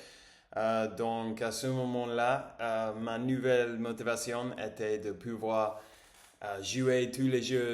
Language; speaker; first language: French; non-native, learner; English